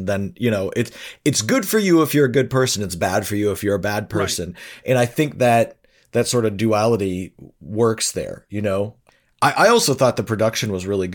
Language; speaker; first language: English; native; English